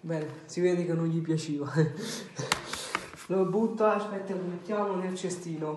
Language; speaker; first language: Italian; native; Italian